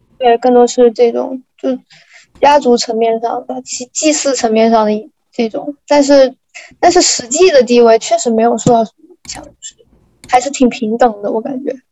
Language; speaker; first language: Chinese; native; Chinese